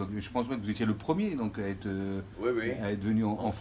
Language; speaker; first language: French; native; French